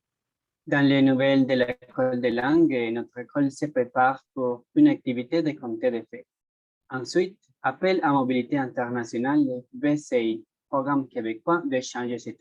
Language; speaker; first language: French; non-native, learner; Spanish